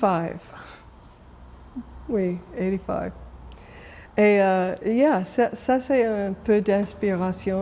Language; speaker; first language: French; non-native, local second language; English